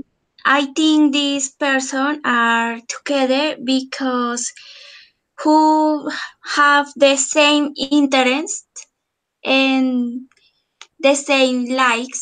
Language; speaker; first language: English; non-native, learner; Spanish